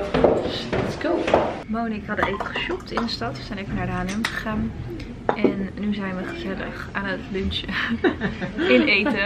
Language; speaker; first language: Dutch; native; Dutch